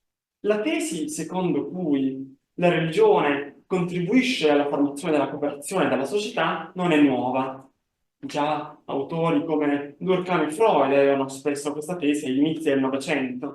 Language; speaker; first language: Italian; native; Italian